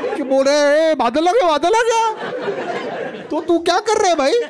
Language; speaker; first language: Hindi; non-native, local second language; Marathi